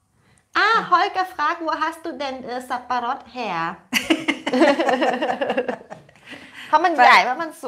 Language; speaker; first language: German; native; German